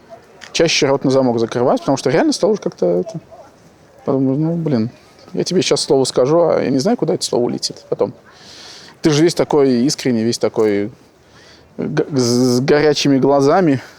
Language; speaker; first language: Russian; native; Russian